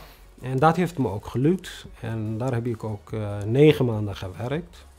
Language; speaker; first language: Dutch; non-native, fluent; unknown